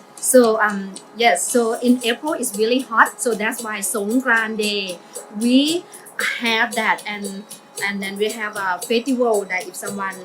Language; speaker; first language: English; non-native, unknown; Thai